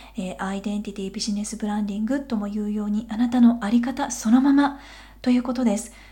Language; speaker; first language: Japanese; native; Japanese